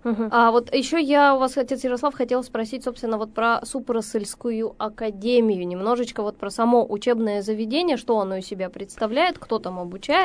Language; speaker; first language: Russian; native; Russian